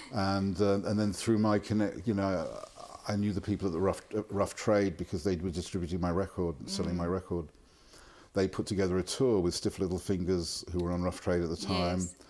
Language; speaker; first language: English; native; English